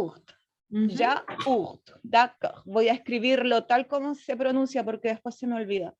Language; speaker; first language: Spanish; native; Spanish